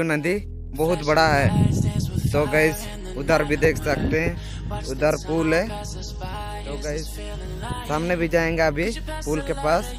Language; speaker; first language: Hindi; non-native, local second language; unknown